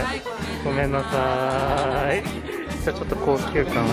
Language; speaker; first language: Japanese; native; Japanese